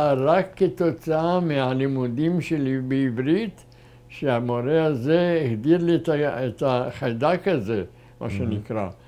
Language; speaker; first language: Hebrew; non-native, fluent; German